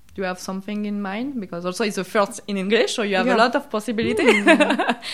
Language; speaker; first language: English; non-native, learner; French